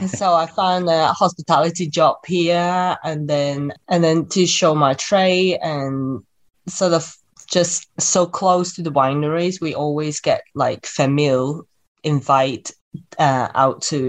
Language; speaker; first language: English; non-native, local second language; Cantonese